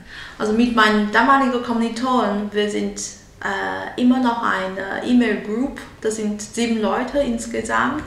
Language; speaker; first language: German; non-native, learner; Chinese